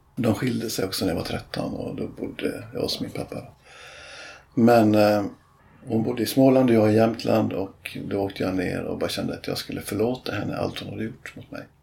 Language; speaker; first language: Swedish; native; Swedish